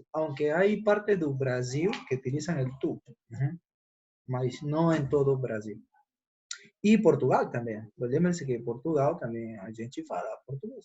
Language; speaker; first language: Portuguese; non-native, fluent; Spanish